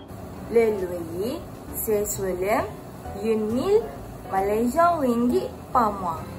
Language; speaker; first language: French; non-native, learner; Malay